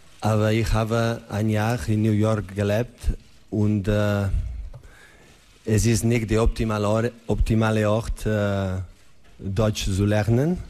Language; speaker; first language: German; non-native, learner; Dutch